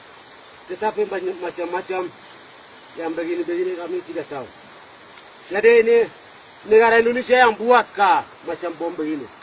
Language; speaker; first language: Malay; non-native, local second language; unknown